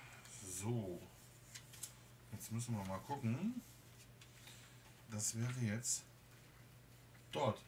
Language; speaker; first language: German; native; German